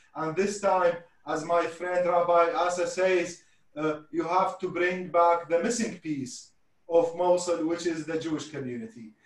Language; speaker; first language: English; non-native, fluent; Arabic